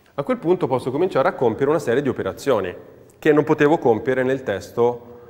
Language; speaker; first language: Italian; native; Italian